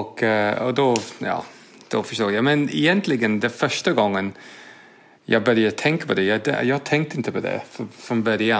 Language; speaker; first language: Swedish; non-native, fluent; English